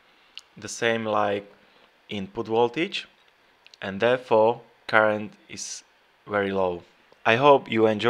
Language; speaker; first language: English; non-native, fluent; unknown